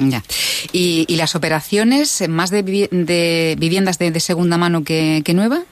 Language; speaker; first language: Spanish; native; Spanish